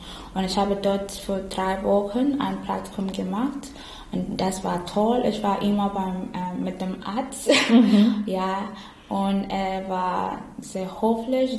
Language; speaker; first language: German; non-native, learner; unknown